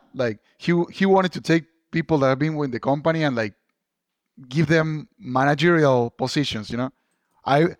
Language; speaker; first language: English; non-native, fluent; Spanish